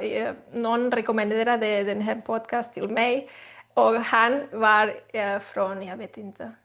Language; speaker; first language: Swedish; non-native, learner; Spanish